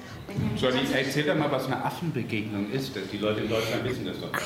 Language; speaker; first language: German; native; German